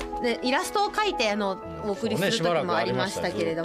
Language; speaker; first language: Japanese; native; Japanese